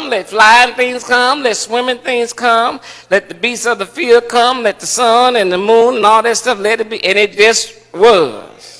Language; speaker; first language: English; native; English